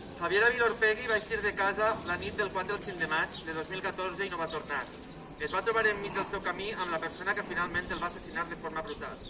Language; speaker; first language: Catalan; native; Catalan